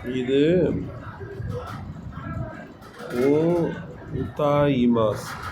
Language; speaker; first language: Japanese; non-native, learner; Tamil